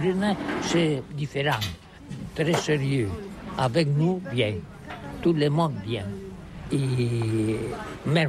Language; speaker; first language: French; non-native, learner; Catalan